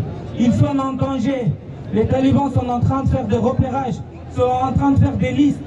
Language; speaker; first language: French; non-native, fluent; Persian